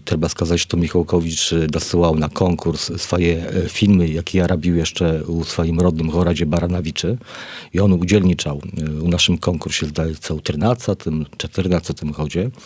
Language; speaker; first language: Polish; non-native, learner; Belarusian